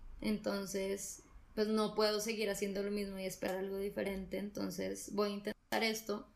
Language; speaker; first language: Spanish; native; Spanish